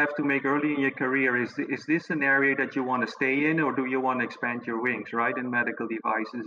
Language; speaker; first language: English; non-native, fluent; Papiamento